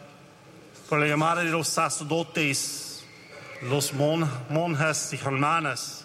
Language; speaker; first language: Spanish; non-native, learner; English